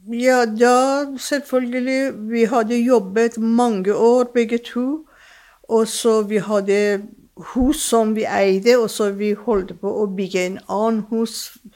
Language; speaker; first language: Norwegian; non-native, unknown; Persian